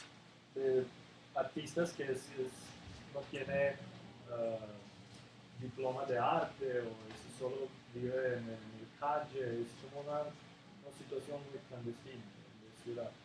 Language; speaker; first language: Spanish; non-native, learner; Serbian